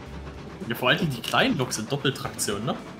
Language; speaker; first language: German; native; German